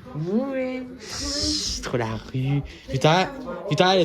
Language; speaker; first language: French; native; French